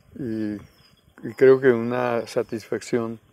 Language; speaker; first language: Spanish; native; Spanish